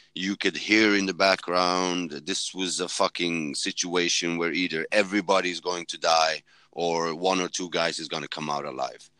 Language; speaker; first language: English; early bilingual, heritage; Swedish